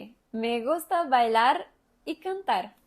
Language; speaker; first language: Spanish; non-native, fluent; Portuguese